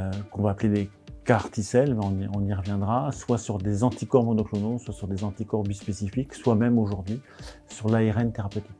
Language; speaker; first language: French; native; French